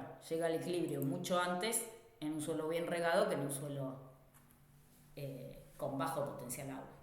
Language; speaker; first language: Spanish; native; Spanish